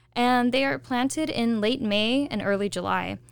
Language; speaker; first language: English; native; English